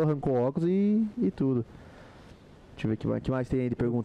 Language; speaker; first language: Portuguese; native; Portuguese